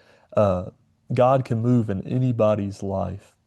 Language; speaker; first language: English; native; English